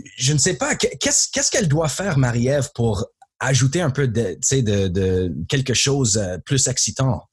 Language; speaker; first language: French; native; French